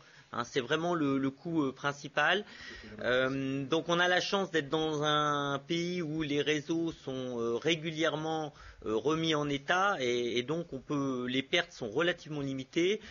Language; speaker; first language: French; native; French